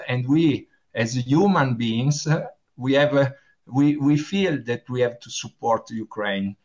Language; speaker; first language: English; non-native, learner; Italian